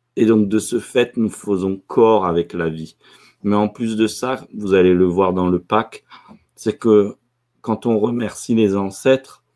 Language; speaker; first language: French; native; French